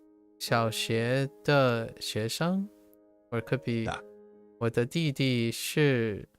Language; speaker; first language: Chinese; non-native, learner; English